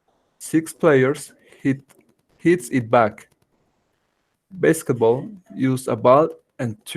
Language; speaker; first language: English; non-native, learner; Spanish